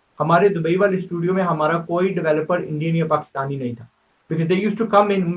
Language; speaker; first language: Urdu; native; Urdu